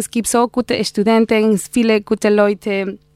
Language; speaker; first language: German; non-native, learner; Spanish